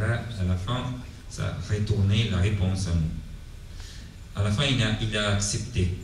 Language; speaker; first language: French; non-native, fluent; Italian